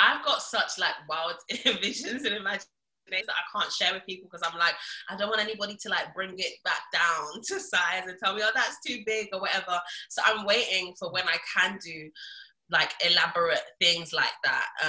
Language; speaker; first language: English; early bilingual, other home language; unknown